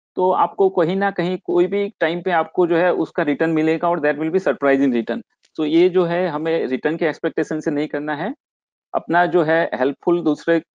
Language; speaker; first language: Hindi; non-native, local second language; Gujarati